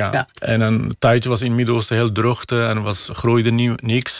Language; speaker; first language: Dutch; non-native, fluent; Kurdish